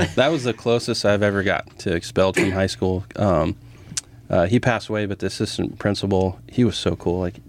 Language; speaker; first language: English; native; English